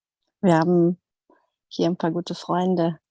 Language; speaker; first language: German; non-native, fluent; Dutch